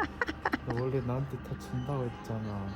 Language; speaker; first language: Korean; non-native, learner; Japanese